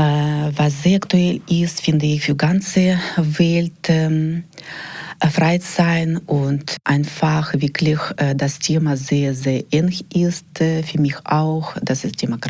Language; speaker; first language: German; non-native, learner; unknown